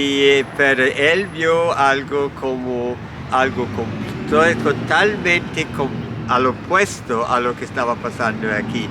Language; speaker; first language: Spanish; non-native, fluent; English